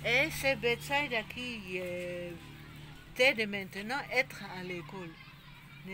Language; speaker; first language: French; non-native, fluent; Dutch